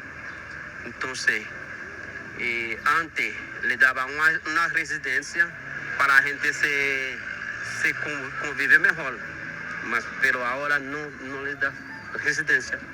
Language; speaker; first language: Spanish; non-native, learner; Haitian Creole